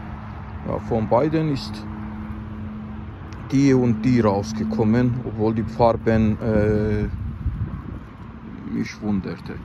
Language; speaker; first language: German; non-native, fluent; Azerbaijani